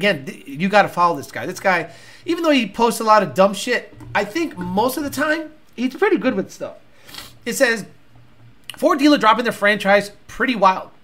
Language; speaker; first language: English; native; English